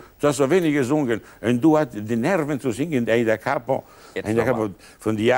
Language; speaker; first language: German; non-native, learner; Italian